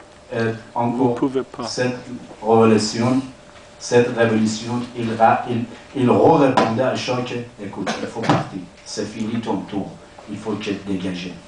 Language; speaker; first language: French; non-native, learner; Persian